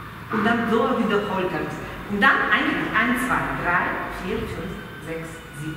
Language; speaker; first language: German; non-native, fluent; Russian